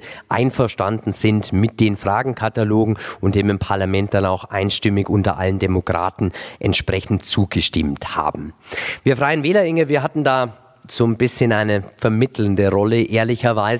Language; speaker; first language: German; native; German